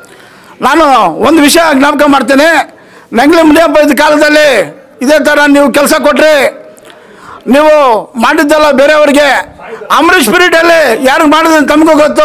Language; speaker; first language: Kannada; native; Kannada